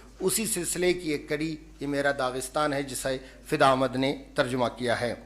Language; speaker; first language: Urdu; non-native, local second language; Baluchi